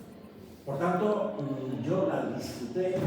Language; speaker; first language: Spanish; native; Spanish